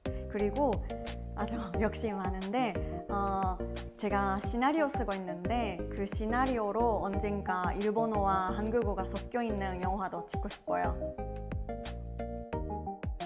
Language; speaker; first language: Korean; non-native, fluent; Japanese